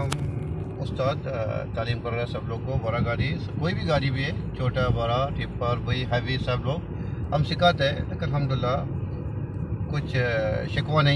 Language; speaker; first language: Hindi; non-native, learner; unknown